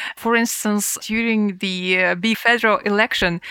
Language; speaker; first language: English; non-native, fluent; Russian